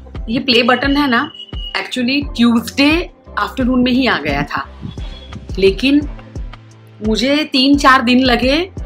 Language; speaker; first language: Hindi; non-native, local second language; Gujarati